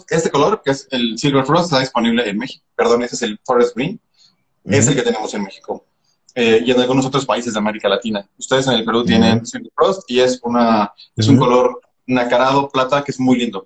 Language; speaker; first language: Spanish; native; Spanish